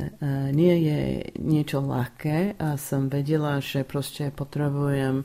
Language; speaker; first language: Slovak; non-native, fluent; English